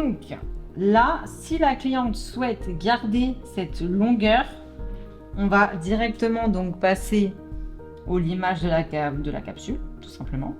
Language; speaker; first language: French; native; French